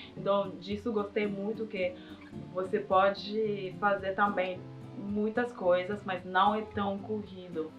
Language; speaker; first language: Portuguese; non-native, fluent; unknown